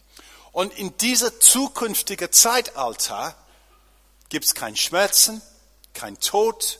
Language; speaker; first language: German; non-native, fluent; English